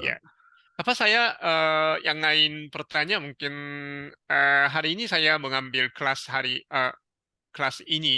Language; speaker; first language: Indonesian; non-native, learner; Korean